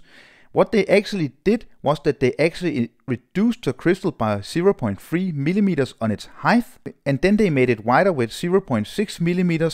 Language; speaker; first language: English; non-native, fluent; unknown